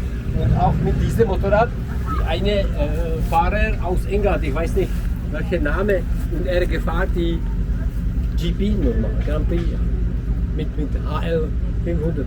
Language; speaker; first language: German; non-native, learner; Czech